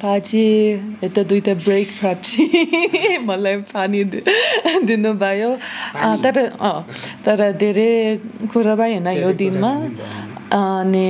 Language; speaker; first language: Nepali; non-native, learner; German